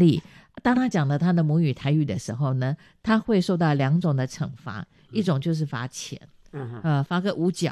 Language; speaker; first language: Chinese; non-native, local second language; Min Nan Chinese